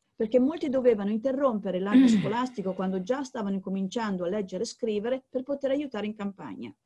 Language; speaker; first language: Italian; native; Italian